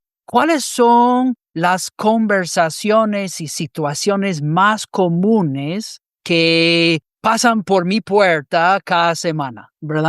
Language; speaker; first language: Spanish; non-native, fluent; English